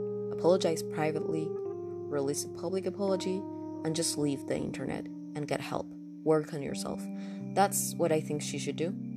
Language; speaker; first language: English; non-native, fluent; Spanish